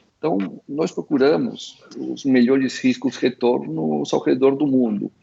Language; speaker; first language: Portuguese; early bilingual, other home language; Spanish